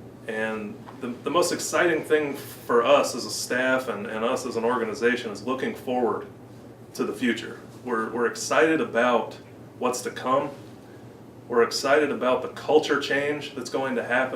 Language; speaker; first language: English; native; English